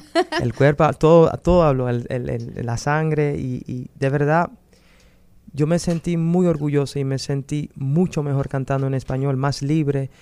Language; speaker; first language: Spanish; early bilingual, other home language; Dutch